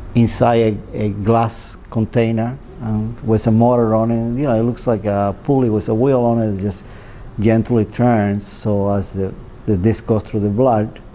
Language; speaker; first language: English; non-native, fluent; Spanish